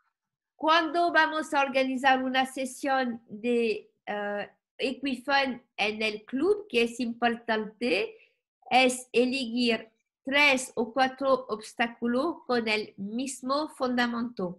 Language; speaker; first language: Spanish; non-native, learner; French